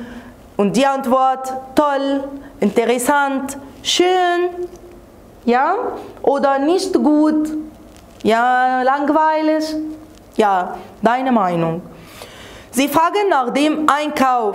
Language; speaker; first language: German; non-native, fluent; Arabic